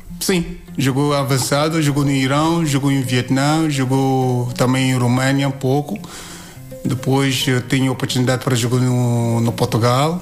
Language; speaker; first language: Portuguese; non-native, learner; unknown